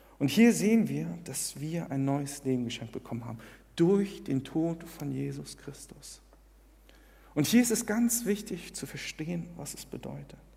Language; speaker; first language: German; early bilingual, other home language; Korean